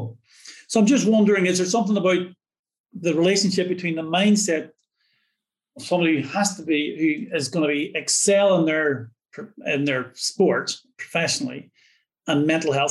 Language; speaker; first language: English; native; English